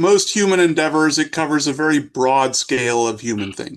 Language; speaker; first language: English; native; English